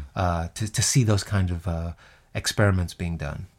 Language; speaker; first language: English; native; English